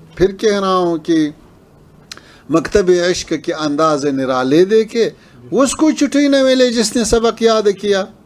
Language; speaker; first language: Hindi; non-native, fluent; Pashto